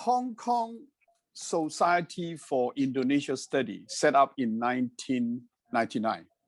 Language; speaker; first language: English; non-native, fluent; Cantonese